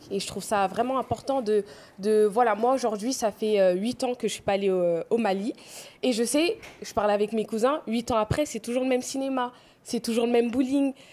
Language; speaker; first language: French; native; French